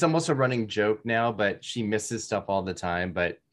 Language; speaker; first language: English; native; English